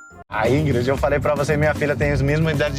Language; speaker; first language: Portuguese; non-native, learner; English